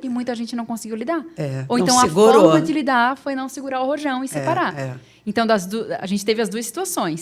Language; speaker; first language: Portuguese; native; Portuguese